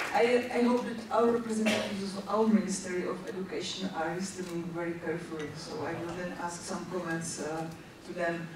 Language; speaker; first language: English; non-native, fluent; Czech